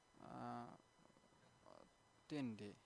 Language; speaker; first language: English; non-native, learner; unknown